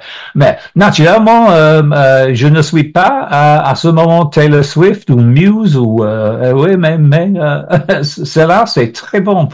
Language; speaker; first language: French; non-native, learner; English